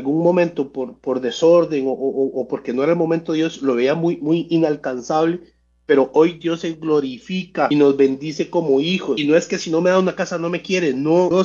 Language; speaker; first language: Spanish; native; Spanish